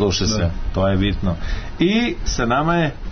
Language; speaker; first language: Serbian; native; Serbian